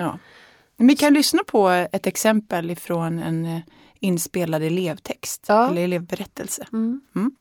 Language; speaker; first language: Swedish; native; Swedish